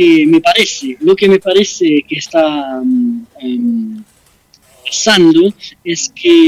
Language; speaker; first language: Spanish; non-native, fluent; French